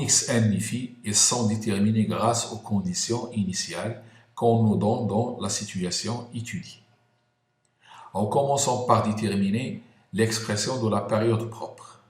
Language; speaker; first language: French; non-native, local second language; Arabic